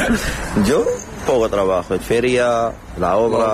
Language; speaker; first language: Spanish; non-native, learner; Arabic